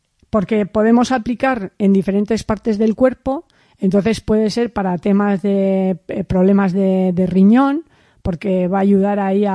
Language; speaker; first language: Spanish; native; Spanish